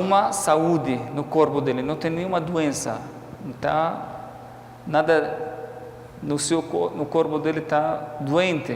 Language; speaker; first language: Portuguese; non-native, fluent; Arabic